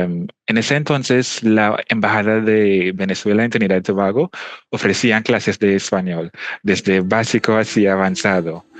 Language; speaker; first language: Spanish; non-native, fluent; English